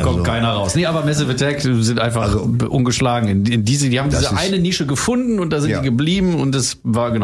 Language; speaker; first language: German; native; German